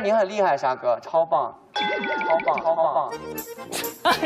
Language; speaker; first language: Chinese; native; Chinese